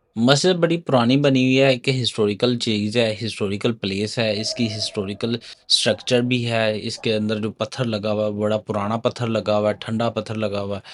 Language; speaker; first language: Urdu; non-native, local second language; Punjabi